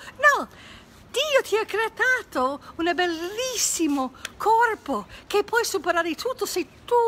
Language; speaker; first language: Italian; non-native, fluent; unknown